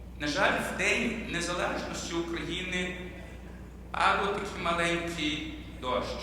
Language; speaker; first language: Ukrainian; early bilingual, heritage; Ukrainian